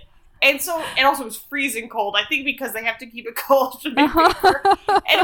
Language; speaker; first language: English; native; English